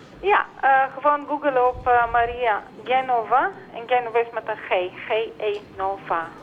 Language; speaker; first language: Dutch; non-native, fluent; Bulgarian